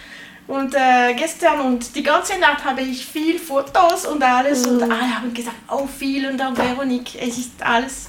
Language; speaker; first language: German; non-native, learner; French